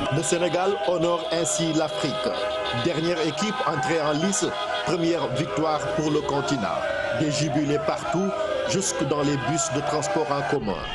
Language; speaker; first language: French; non-native, local second language; Wolof